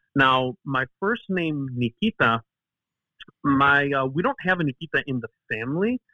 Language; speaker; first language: English; early bilingual, other home language; Greek